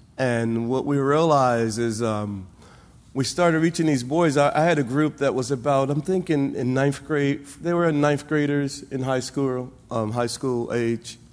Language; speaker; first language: English; native; English